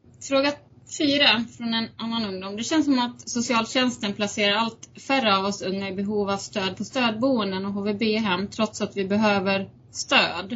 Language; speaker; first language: Swedish; native; Swedish